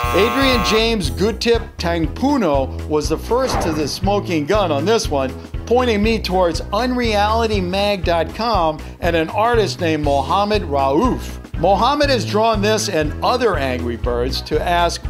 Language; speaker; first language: English; native; English